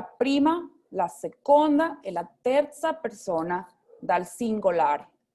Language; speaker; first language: Italian; non-native, fluent; Spanish